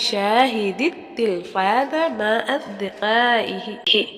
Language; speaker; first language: Arabic; non-native, fluent; Urdu